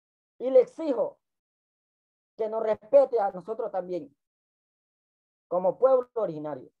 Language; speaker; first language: Spanish; non-native, local second language; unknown